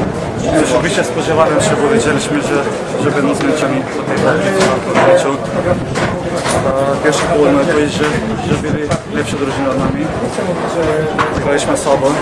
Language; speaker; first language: Polish; non-native, learner; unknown